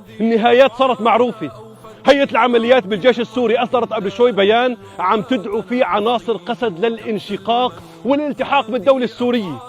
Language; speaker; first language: Arabic; native; Arabic